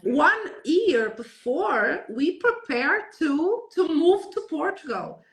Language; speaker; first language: English; non-native, learner; Portuguese